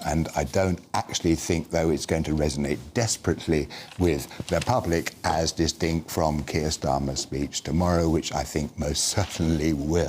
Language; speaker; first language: English; native; English